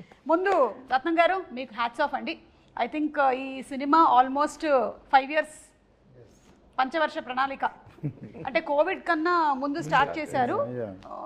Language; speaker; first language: Telugu; native; Telugu